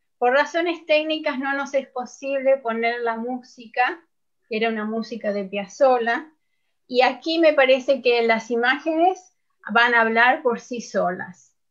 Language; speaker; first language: Spanish; native; Spanish